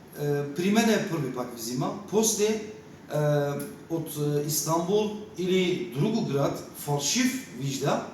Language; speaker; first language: Bulgarian; non-native, learner; Turkish